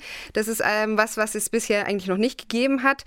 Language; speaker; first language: German; native; German